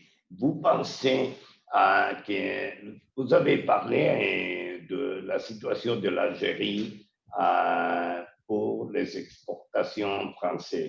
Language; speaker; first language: French; non-native, learner; Spanish